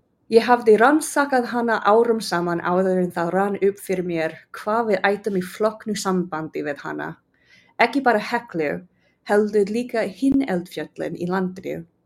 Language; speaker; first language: Icelandic; non-native, fluent; English